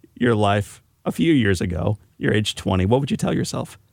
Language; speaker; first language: English; native; English